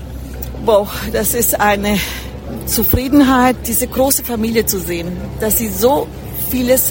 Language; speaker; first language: German; early bilingual, heritage; German